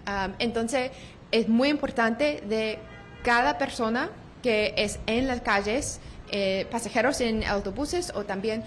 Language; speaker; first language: Spanish; non-native, learner; English